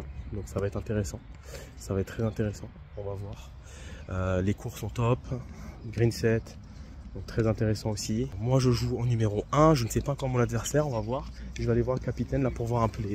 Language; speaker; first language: French; native; French